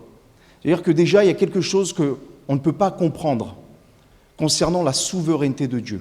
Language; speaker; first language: French; native; French